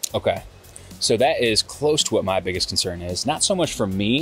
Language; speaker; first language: English; native; English